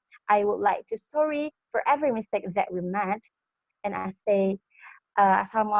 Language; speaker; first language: English; non-native, learner; Indonesian